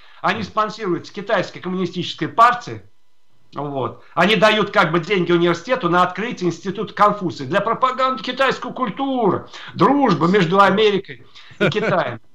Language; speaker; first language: Russian; native; Russian